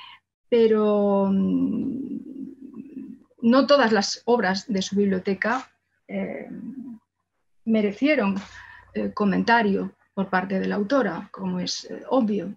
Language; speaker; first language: Spanish; native; Spanish